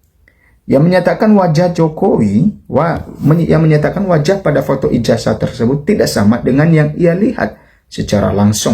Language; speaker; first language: Indonesian; native; Indonesian